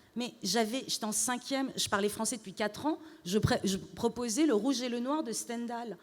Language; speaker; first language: French; early bilingual, other home language; Persian